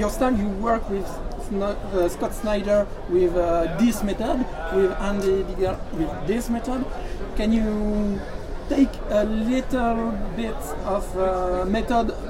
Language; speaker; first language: English; non-native, learner; French